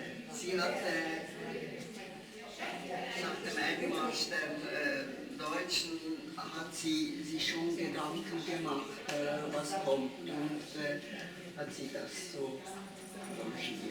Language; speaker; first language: German; non-native, fluent; Hungarian